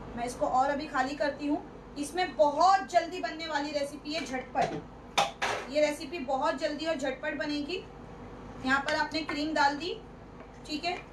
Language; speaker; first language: Hindi; native; Hindi